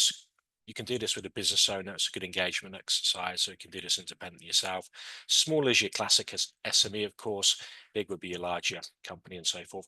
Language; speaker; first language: English; native; English